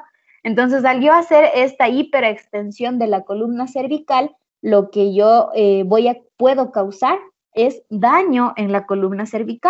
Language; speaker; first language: Spanish; native; Spanish